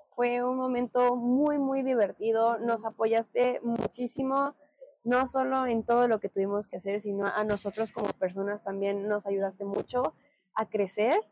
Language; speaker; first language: Spanish; native; Spanish